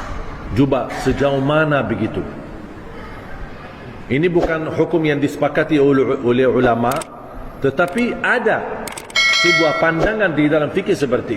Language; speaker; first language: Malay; non-native, fluent; Arabic